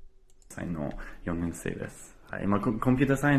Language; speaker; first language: Japanese; non-native, fluent; English